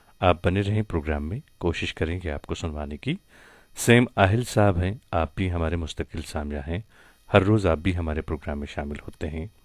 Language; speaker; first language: Hindi; non-native, local second language; Kashmiri